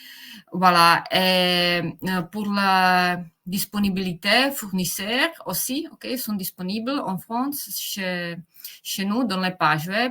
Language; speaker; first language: French; non-native, fluent; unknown